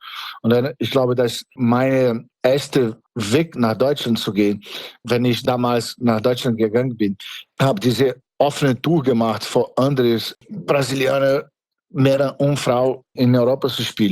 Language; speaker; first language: German; non-native, fluent; Portuguese